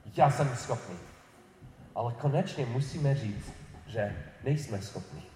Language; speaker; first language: Czech; non-native, fluent; English